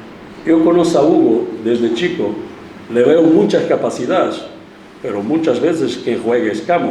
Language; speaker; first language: Spanish; non-native, fluent; Portuguese